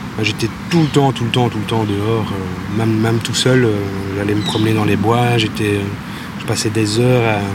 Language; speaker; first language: French; native; French